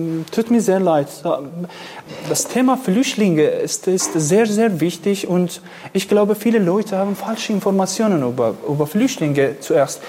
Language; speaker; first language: German; non-native, fluent; Kurdish